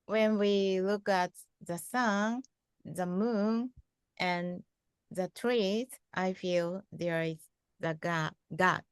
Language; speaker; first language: English; non-native, fluent; Japanese